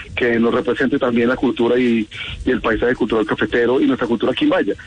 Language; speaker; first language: Spanish; native; Spanish